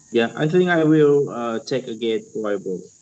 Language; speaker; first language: English; non-native, learner; Vietnamese